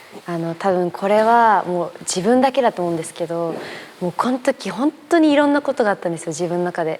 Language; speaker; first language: Japanese; native; Japanese